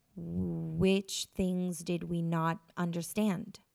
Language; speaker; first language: English; non-native, fluent; Spanish